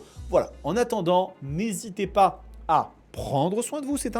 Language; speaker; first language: French; native; French